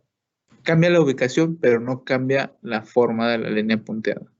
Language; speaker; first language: Spanish; native; Spanish